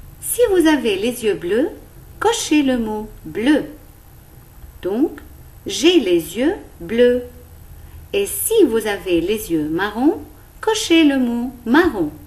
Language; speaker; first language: French; non-native, local second language; Arabic